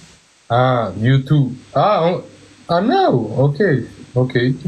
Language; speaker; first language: English; non-native, learner; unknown